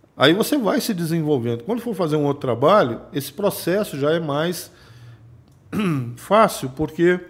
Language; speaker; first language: Portuguese; native; Portuguese